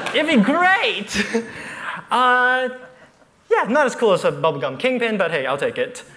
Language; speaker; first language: English; native; English